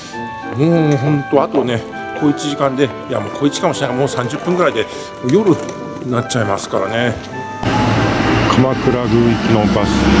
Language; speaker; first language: Japanese; native; Japanese